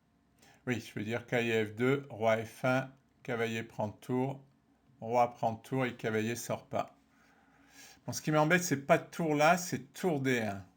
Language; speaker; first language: French; native; French